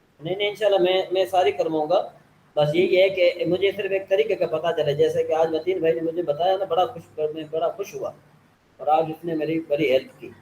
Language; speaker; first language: Urdu; native; Urdu